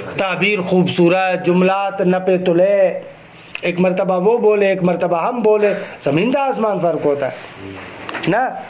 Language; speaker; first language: Urdu; non-native, local second language; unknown